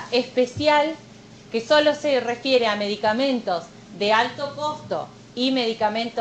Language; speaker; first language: Spanish; native; Spanish